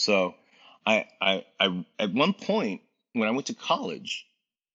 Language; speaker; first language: English; native; English